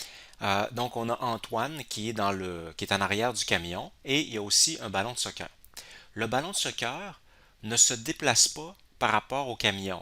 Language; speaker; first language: French; native; French